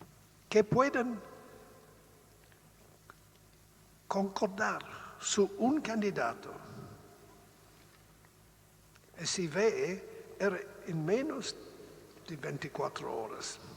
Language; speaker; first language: Spanish; non-native, learner; Italian